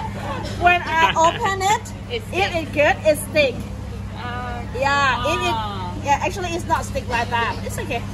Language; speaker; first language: English; non-native, fluent; Thai